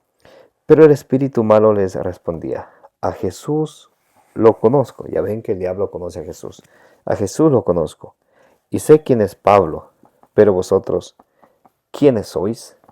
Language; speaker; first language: Spanish; native; Spanish